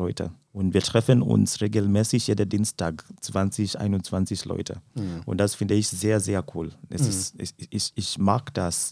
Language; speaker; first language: German; non-native, fluent; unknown